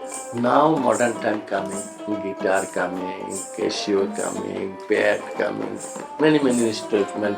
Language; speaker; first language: English; non-native, learner; Bangla